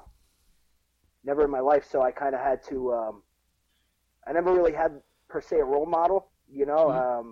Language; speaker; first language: English; native; English